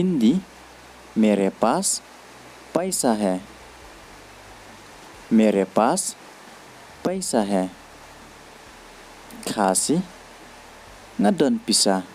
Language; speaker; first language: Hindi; non-native, learner; Khasi